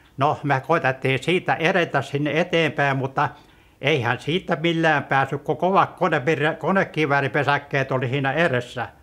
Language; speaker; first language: Finnish; native; Finnish